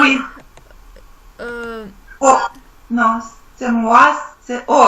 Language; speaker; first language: French; non-native, learner; Russian